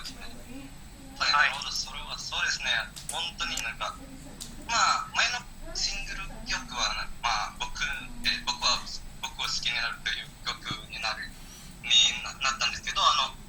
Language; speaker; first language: Japanese; non-native, learner; Indonesian